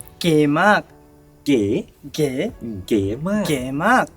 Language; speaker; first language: Thai; non-native, learner; Japanese